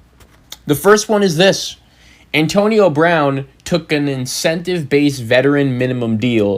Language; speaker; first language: English; native; English